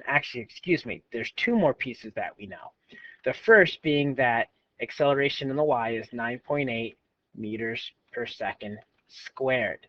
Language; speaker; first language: English; native; English